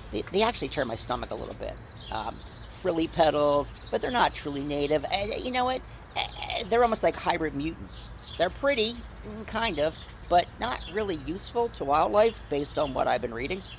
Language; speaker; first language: English; native; English